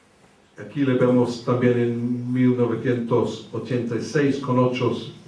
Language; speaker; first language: Spanish; early bilingual, heritage; English